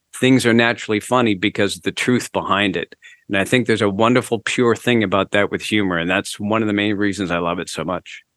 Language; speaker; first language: English; native; English